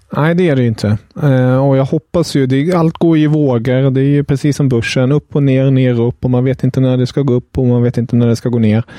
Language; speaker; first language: Swedish; non-native, fluent; German